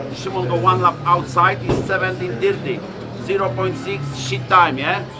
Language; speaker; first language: English; non-native, learner; Polish